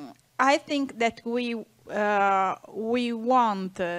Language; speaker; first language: English; non-native, learner; Italian